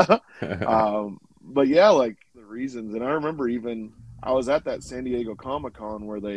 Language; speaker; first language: English; native; English